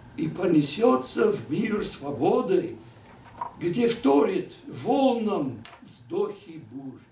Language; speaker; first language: Russian; non-native, fluent; English